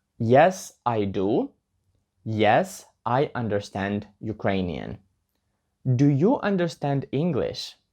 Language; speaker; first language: English; non-native, learner; Ukrainian